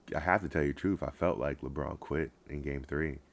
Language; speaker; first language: English; native; English